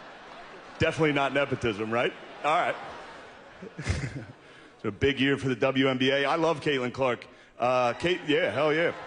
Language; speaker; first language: English; native; English